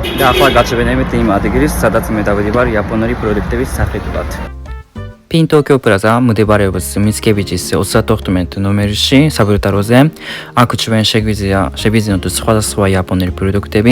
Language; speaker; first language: Georgian; non-native, fluent; Japanese